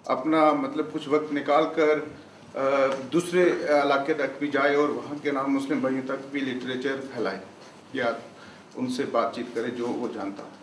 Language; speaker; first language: Urdu; native; Urdu